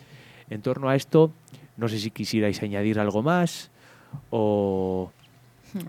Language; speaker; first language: Spanish; native; Spanish